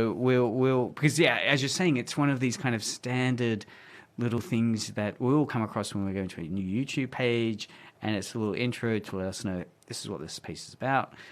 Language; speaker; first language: English; native; English